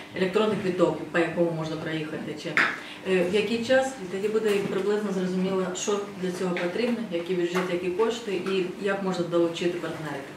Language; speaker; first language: Ukrainian; non-native, fluent; Estonian